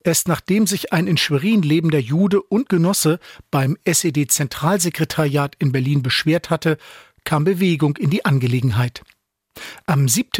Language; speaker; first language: German; native; German